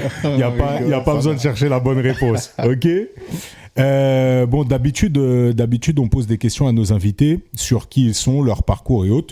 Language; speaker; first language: French; native; French